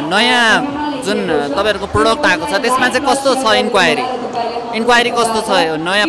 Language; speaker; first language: Nepali; native; Nepali